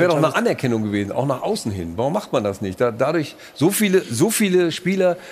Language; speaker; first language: German; native; German